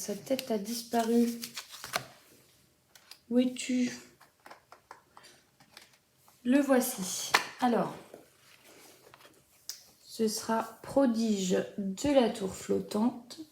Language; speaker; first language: French; native; French